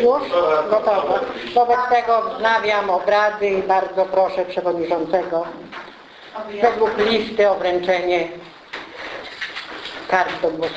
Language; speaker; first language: Polish; native; Polish